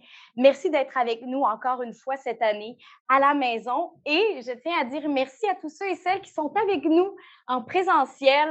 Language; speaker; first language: French; native; French